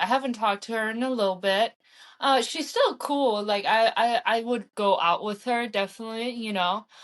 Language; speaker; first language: English; early bilingual, heritage; English